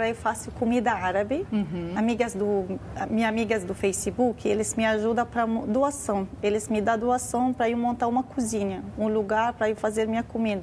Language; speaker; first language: Portuguese; non-native, learner; Arabic